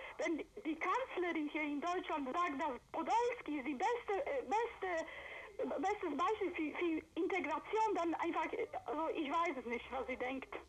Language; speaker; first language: German; non-native, fluent; Polish